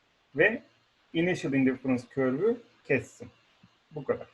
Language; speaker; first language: Turkish; native; Turkish